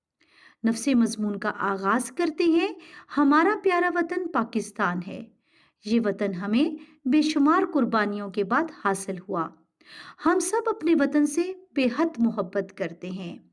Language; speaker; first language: Urdu; native; Urdu